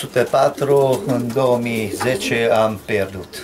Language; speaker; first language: Romanian; non-native, local second language; Hungarian